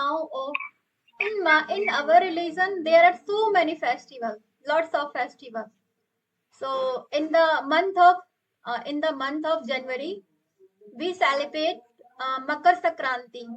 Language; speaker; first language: English; non-native, local second language; Hindi